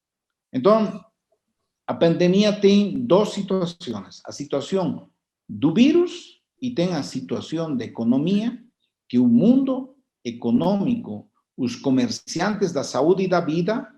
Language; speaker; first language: Portuguese; non-native, fluent; Spanish